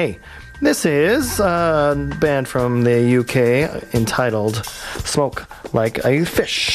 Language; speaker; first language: English; native; English